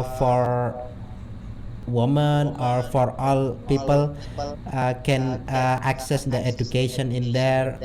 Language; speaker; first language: English; non-native, learner; Indonesian